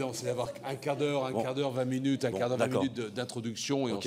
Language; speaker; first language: French; native; French